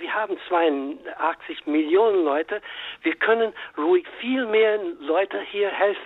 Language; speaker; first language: German; non-native, fluent; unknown